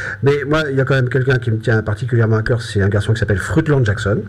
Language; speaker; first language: French; native; French